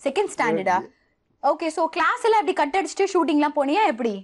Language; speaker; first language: Tamil; native; Tamil